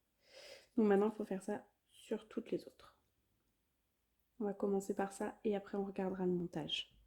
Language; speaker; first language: French; native; French